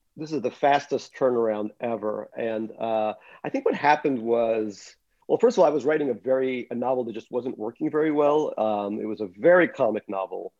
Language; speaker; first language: English; early bilingual, other home language; Russian